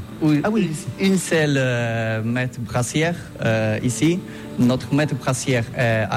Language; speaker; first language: French; non-native, fluent; Polish